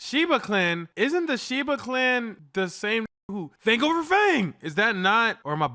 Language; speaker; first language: English; native; English